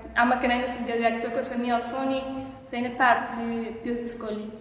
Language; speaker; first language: Greek; early bilingual, other home language; Persian